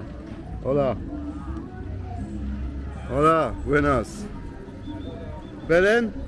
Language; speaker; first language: Spanish; non-native, learner; English